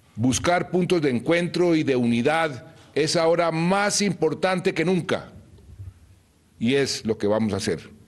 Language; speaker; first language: Spanish; native; Spanish